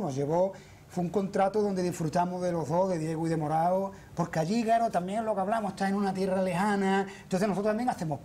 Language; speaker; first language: Spanish; native; Spanish